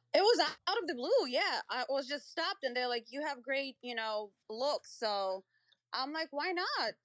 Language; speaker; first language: English; non-native, fluent; Russian